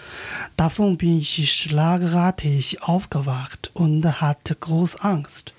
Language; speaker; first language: German; non-native, learner; Chinese